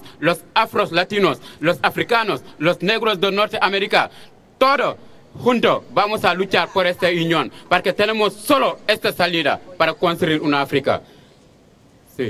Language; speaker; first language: Spanish; non-native, fluent; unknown